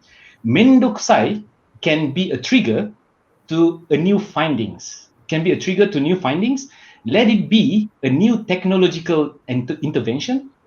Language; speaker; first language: English; non-native, learner; Malay